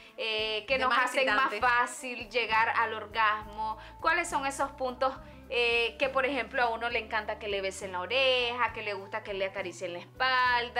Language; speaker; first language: Spanish; native; Spanish